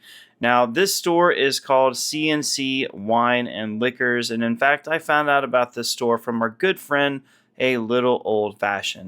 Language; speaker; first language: English; native; English